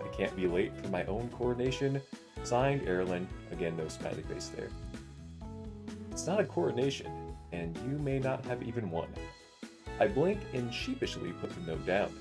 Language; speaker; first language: English; native; English